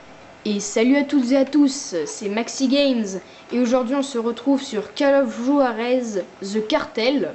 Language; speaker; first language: French; native; French